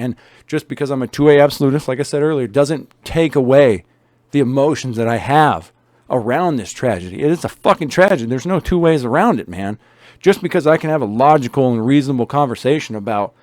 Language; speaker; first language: English; native; English